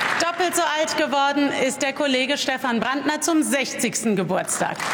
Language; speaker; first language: German; native; German